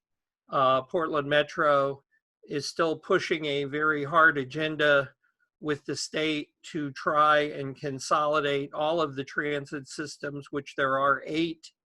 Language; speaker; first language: English; native; English